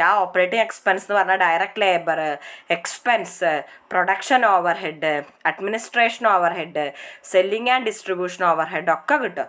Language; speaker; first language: Malayalam; native; Malayalam